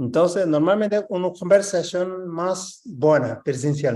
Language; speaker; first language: Spanish; non-native, learner; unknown